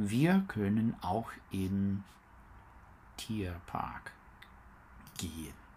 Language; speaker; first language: German; non-native, learner; English